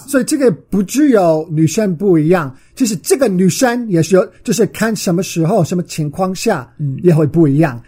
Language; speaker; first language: Chinese; non-native, learner; English